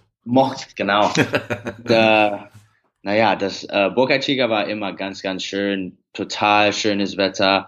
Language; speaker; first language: German; early bilingual, heritage; English